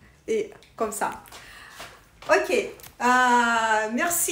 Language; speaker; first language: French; non-native, learner; Russian